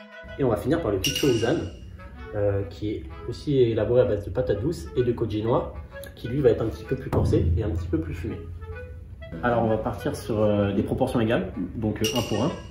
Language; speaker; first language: French; native; French